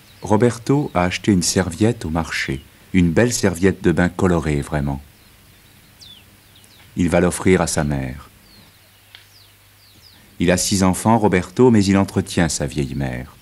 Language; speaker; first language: French; native; French